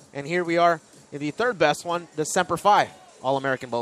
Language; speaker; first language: English; native; English